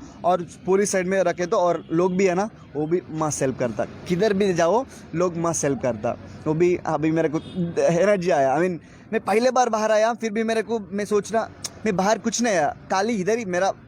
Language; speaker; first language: Hindi; non-native, local second language; Telugu